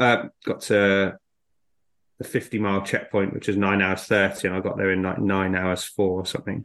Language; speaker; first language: English; native; English